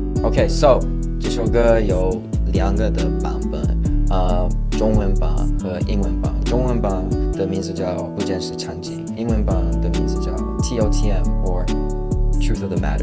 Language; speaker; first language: Chinese; non-native, learner; English